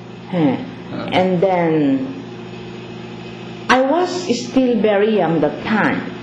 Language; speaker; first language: English; non-native, local second language; Filipino